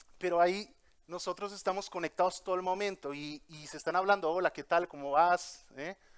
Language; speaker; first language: Spanish; early bilingual, heritage; Portuguese